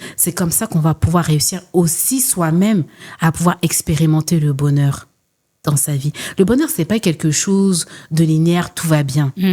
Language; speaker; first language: French; early bilingual, other home language; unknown